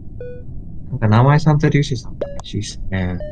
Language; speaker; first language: Japanese; non-native, learner; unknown